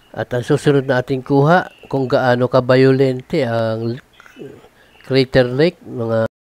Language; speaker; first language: Filipino; native; Filipino